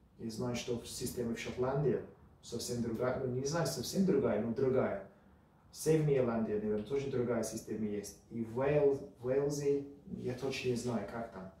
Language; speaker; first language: Russian; early bilingual, heritage; Russian